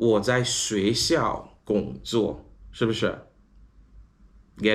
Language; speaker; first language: Chinese; non-native, learner; English